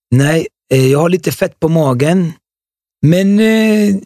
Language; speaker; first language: Swedish; early bilingual, other home language; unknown